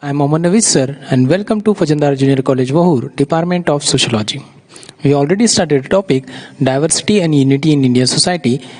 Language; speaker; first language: English; non-native, local second language; Urdu